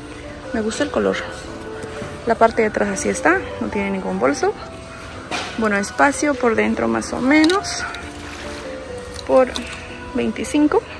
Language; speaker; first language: Spanish; native; Spanish